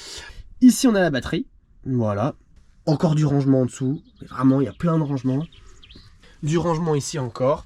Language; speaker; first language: French; native; French